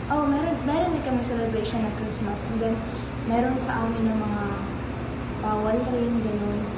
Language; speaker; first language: Filipino; non-native, local second language; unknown